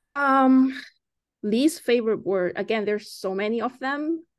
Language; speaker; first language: English; early bilingual, other home language; Chinese